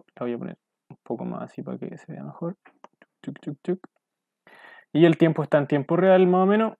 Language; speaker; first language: Spanish; native; Spanish